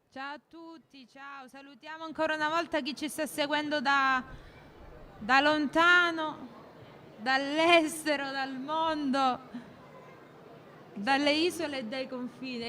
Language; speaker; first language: Italian; native; Italian